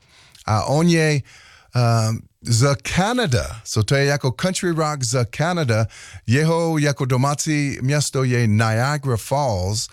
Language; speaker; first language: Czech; non-native, learner; English